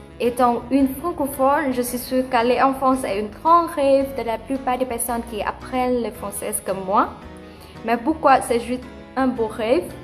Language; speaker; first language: French; non-native, fluent; Vietnamese